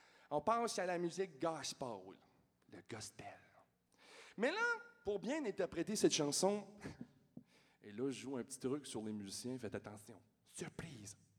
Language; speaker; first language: French; native; French